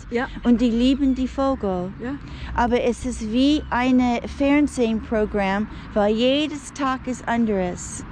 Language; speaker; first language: German; non-native, fluent; English